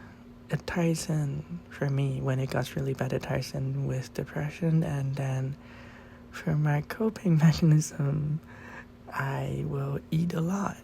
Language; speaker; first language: English; non-native, fluent; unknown